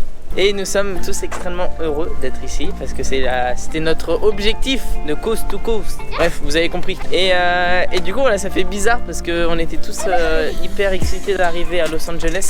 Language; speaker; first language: French; native; French